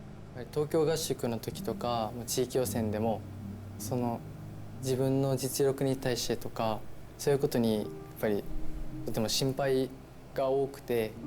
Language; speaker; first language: Japanese; native; Japanese